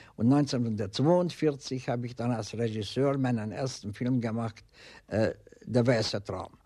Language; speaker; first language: German; non-native, fluent; Hungarian